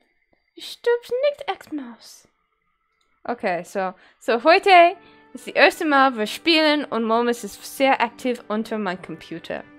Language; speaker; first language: German; non-native, learner; English